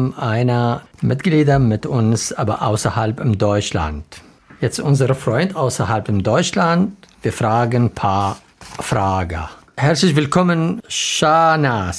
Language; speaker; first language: German; non-native, learner; Arabic